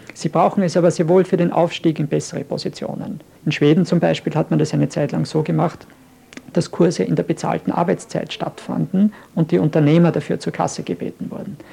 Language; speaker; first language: German; native; German